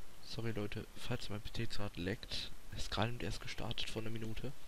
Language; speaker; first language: German; native; German